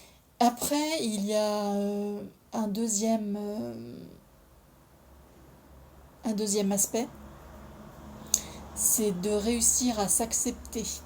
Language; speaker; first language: French; native; French